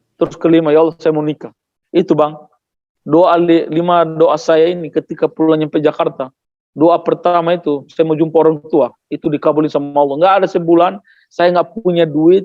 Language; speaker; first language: Indonesian; non-native, local second language; Tetum